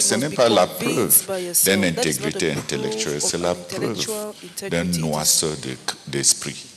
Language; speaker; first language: French; non-native, local second language; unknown